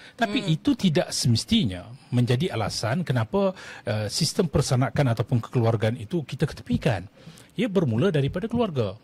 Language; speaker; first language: Malay; non-native, local second language; Tamil